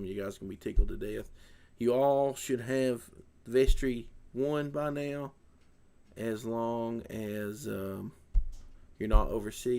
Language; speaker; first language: English; native; English